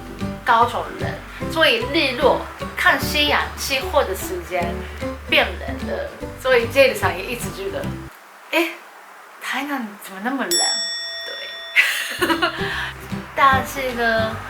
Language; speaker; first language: Chinese; non-native, fluent; Japanese